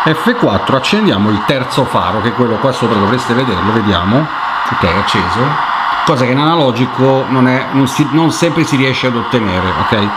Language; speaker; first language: Italian; native; Italian